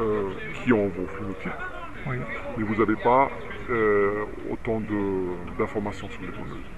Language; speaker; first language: French; non-native, fluent; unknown